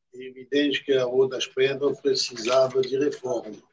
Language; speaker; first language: Portuguese; non-native, fluent; French